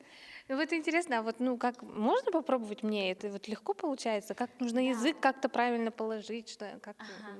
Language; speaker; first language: Russian; native; Russian